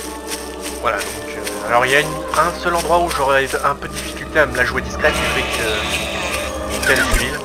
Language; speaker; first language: French; native; French